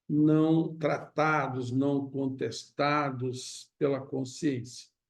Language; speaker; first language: Portuguese; native; Portuguese